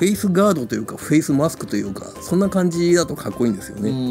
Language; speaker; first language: Japanese; native; Japanese